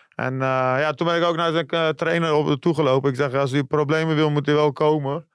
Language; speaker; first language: Dutch; early bilingual, other home language; Persian